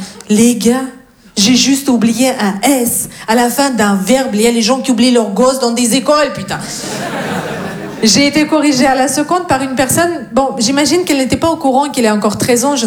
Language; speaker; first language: French; non-native, fluent; Russian